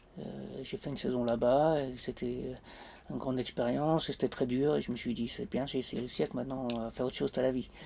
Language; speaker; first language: French; non-native, fluent; Danish